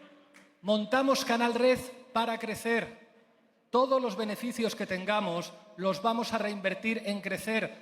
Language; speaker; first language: Spanish; native; Spanish